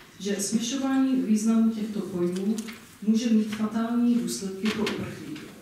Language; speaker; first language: Czech; non-native, fluent; English